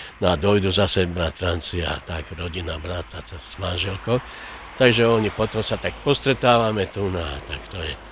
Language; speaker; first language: Slovak; native; Slovak